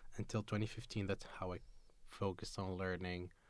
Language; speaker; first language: English; non-native, fluent; Arabic